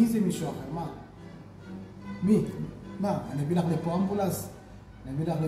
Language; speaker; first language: Hebrew; native; Hebrew